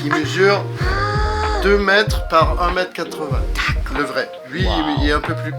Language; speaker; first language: French; native; French